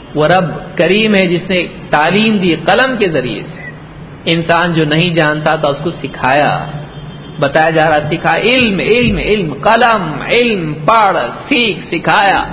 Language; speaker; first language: Urdu; native; Urdu